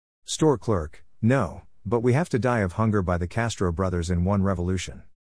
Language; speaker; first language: English; native; English